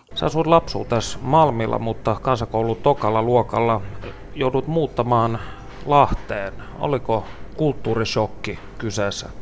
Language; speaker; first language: Finnish; native; Finnish